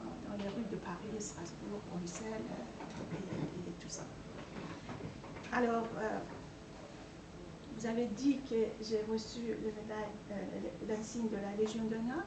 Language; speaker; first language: French; non-native, fluent; Persian